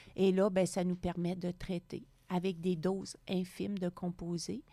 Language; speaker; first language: French; native; French